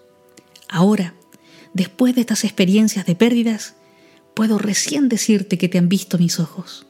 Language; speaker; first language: Spanish; native; Spanish